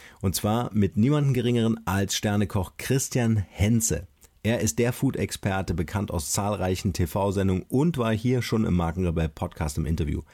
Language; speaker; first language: German; native; German